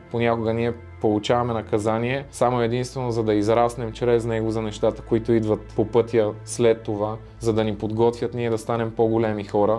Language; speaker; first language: Bulgarian; native; Bulgarian